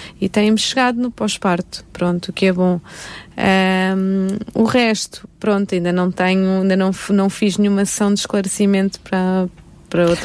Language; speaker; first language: Portuguese; native; Portuguese